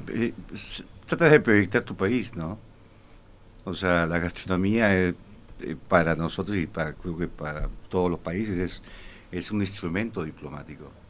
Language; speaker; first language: Spanish; native; Spanish